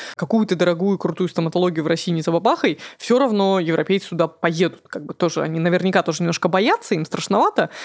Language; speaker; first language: Russian; native; Russian